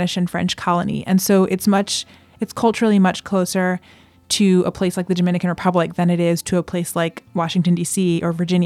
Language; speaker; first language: English; native; English